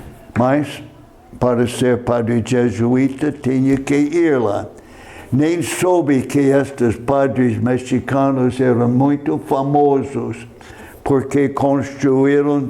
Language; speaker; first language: Portuguese; non-native, fluent; English